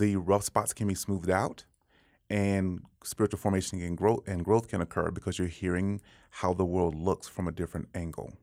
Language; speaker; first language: English; native; English